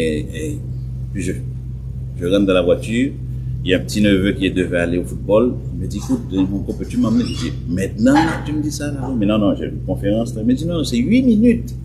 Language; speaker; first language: French; native; French